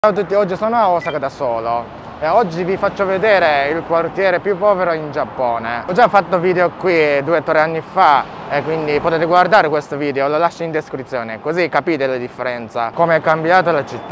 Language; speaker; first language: Italian; non-native, fluent; Japanese